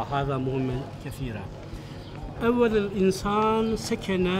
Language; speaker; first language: Arabic; non-native, fluent; Turkish